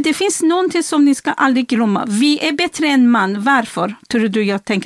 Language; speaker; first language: Swedish; non-native, fluent; Persian